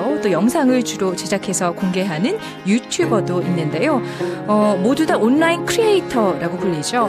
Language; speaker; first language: Korean; native; Korean